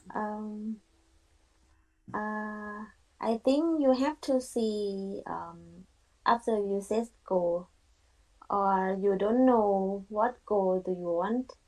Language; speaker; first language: English; non-native, learner; Thai